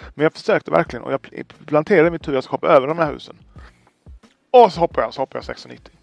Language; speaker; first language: Swedish; native; Swedish